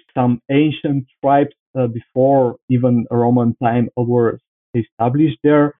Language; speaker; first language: English; non-native, fluent; Bulgarian